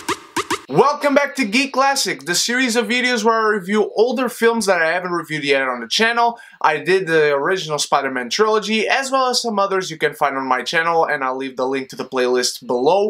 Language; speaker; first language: English; non-native, fluent; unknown